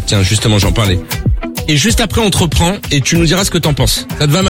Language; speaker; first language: French; native; French